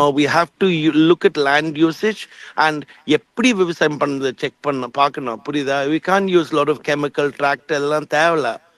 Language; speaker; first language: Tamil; non-native, fluent; English